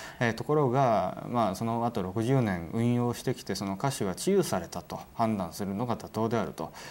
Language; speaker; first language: Japanese; native; Japanese